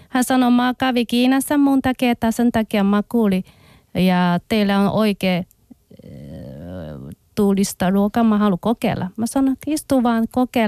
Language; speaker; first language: Finnish; non-native, learner; Chinese